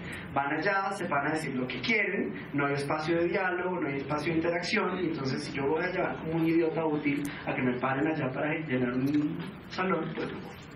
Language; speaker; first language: Spanish; native; Spanish